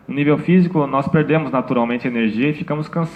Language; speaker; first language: Portuguese; native; Portuguese